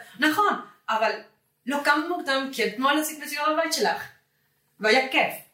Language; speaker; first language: Hebrew; non-native, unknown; Spanish